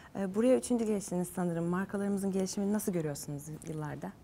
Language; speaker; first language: Turkish; native; Turkish